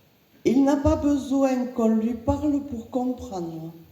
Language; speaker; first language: French; native; French